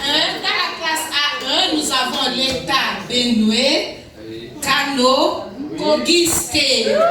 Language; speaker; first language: French; non-native, learner; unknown